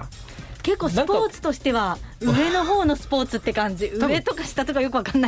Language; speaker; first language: Japanese; native; Japanese